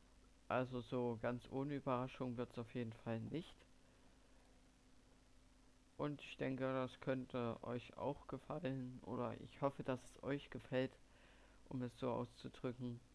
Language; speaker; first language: German; native; German